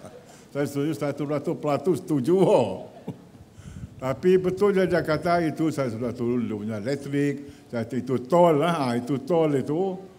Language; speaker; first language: Malay; native; Malay